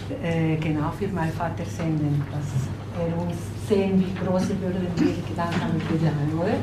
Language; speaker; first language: German; non-native, learner; Spanish